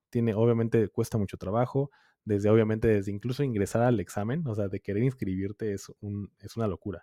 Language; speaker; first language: Spanish; native; Spanish